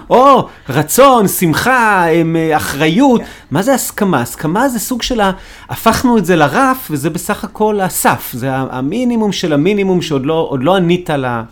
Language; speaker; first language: Hebrew; native; Hebrew